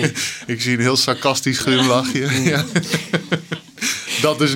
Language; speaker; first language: Dutch; native; Dutch